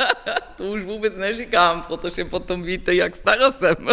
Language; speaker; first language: Czech; non-native, learner; German